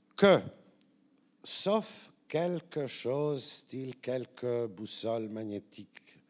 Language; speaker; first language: French; native; French